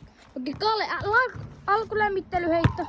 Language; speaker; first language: Finnish; native; Finnish